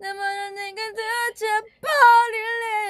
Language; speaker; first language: Korean; non-native, fluent; Chinese